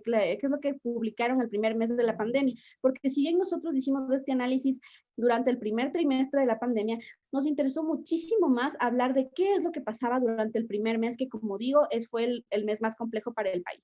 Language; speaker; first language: Spanish; native; Spanish